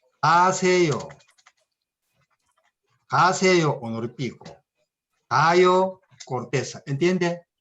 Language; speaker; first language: Spanish; non-native, learner; Korean